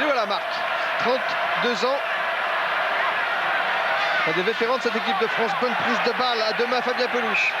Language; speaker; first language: French; native; French